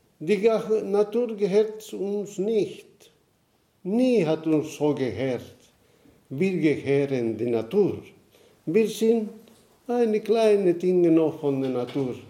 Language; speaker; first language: German; non-native, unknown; Aymara